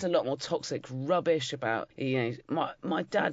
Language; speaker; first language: English; native; English